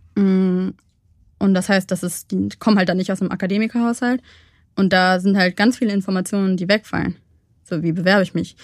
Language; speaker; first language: German; native; German